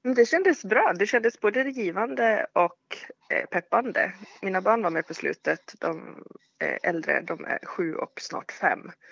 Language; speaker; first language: Swedish; native; Swedish